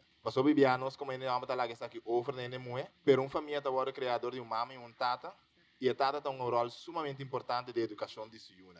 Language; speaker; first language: Portuguese; non-native, learner; Papiamento